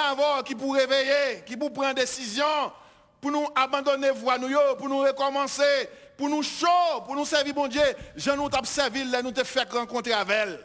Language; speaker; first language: French; non-native, local second language; Haitian Creole